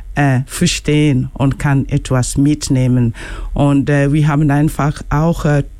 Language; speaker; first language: German; non-native, learner; Luo (Kenya and Tanzania)